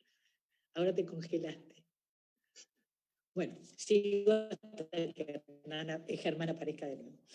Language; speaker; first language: Spanish; native; Spanish